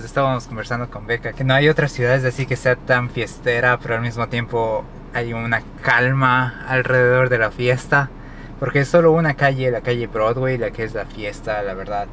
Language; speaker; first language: Spanish; native; Spanish